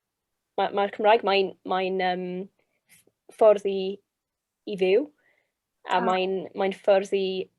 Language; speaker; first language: Welsh; non-native, local second language; English